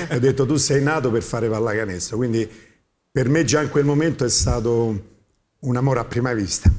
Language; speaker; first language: Italian; native; Italian